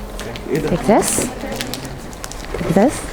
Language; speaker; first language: English; non-native, fluent; Arabic